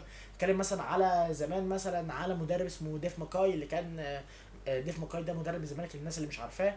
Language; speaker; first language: Arabic; native; Arabic